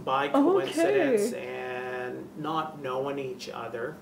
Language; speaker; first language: English; native; English